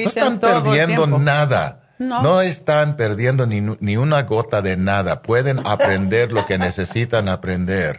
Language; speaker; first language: Spanish; non-native, fluent; English